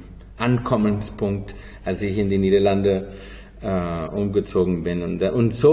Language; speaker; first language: German; non-native, fluent; Spanish